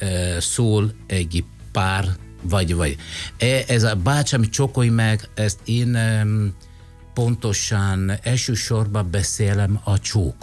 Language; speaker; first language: Hungarian; non-native, fluent; Italian